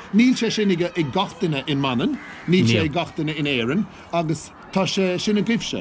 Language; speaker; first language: Irish; native; Irish